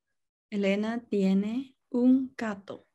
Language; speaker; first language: Spanish; non-native, learner; Chinese